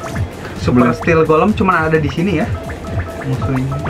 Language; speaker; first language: Indonesian; native; Indonesian